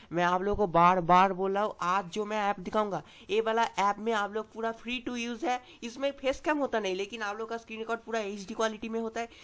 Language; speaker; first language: Hindi; non-native, local second language; Bangla